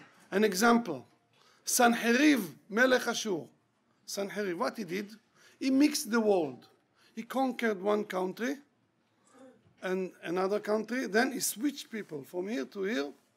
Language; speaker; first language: English; non-native, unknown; Hebrew